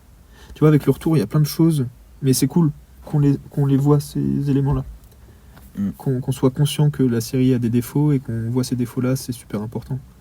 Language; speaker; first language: French; native; French